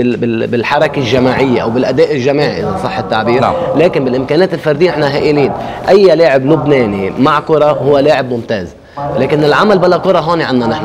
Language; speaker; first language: Arabic; native; Arabic